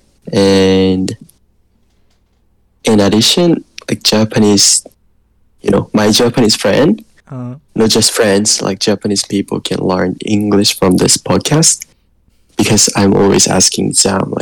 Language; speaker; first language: English; non-native, learner; Japanese